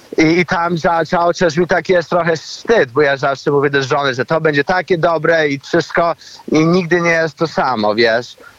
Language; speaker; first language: Polish; early bilingual, heritage; Polish